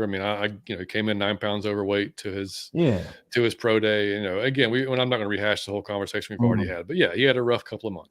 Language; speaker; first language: English; native; English